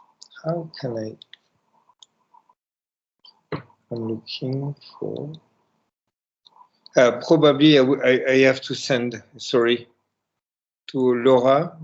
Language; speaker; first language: English; non-native, learner; French